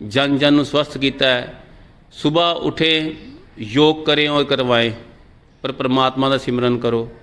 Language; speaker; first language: Hindi; non-native, local second language; Punjabi